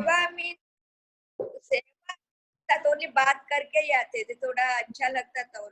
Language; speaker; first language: Hindi; non-native, local second language; Kannada